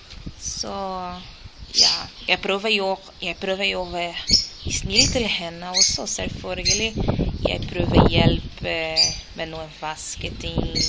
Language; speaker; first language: Norwegian; non-native, learner; Portuguese